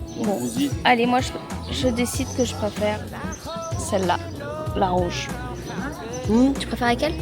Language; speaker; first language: French; native; French